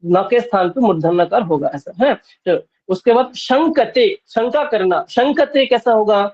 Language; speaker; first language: Hindi; non-native, local second language; Bangla